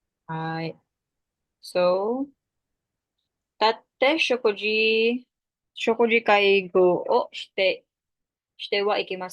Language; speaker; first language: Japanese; non-native, fluent; Filipino